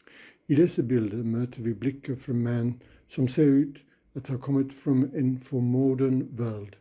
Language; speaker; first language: Swedish; non-native, fluent; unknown